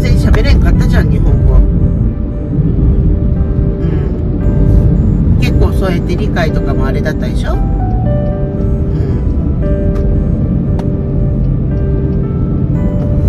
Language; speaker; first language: Japanese; native; Japanese